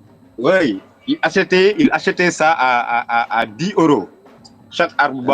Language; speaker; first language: French; non-native, local second language; Wolof